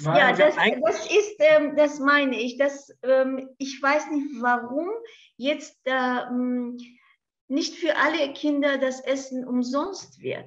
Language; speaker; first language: German; non-native, fluent; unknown